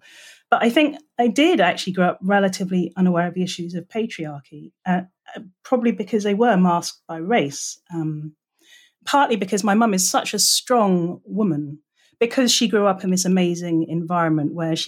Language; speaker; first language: English; native; English